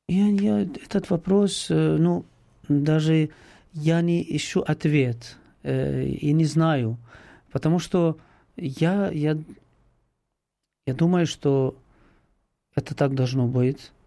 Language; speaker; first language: Russian; non-native, fluent; Arabic